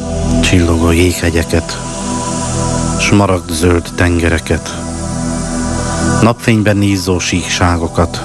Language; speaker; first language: Hungarian; native; Hungarian